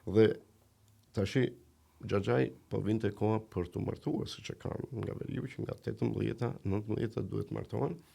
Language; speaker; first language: Albanian; native; Albanian